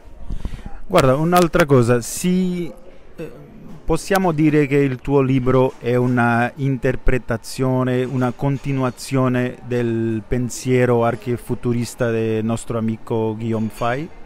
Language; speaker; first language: Italian; non-native, fluent; Portuguese